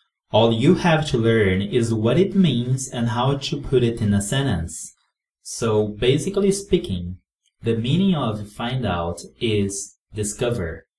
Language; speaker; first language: English; non-native, fluent; Portuguese